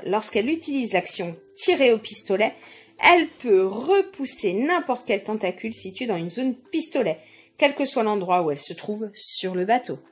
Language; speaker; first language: French; native; French